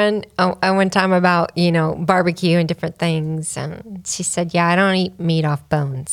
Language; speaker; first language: English; native; English